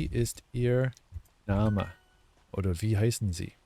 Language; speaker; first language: German; non-native, learner; English